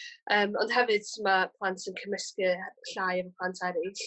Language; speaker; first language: Welsh; native; Welsh